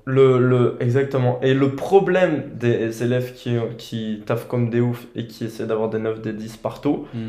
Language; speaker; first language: French; native; French